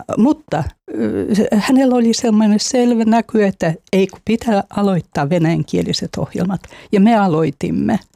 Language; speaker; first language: Finnish; non-native, fluent; Russian